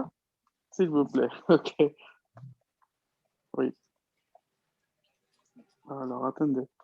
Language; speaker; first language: French; non-native, fluent; Spanish